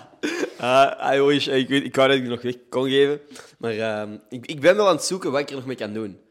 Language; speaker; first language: Dutch; native; Dutch